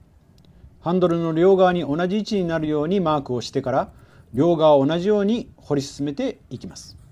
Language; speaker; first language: Japanese; native; Japanese